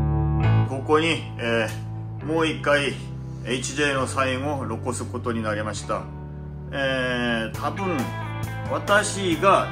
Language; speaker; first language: Japanese; non-native, fluent; Korean